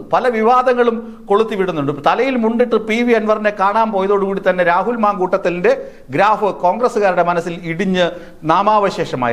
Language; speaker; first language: Malayalam; native; Malayalam